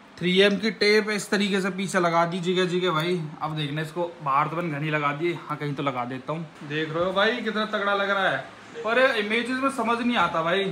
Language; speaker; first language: Hindi; native; Hindi